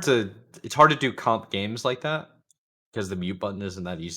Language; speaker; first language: English; native; English